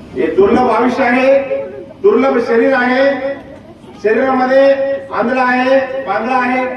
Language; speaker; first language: Marathi; non-native, local second language; Kannada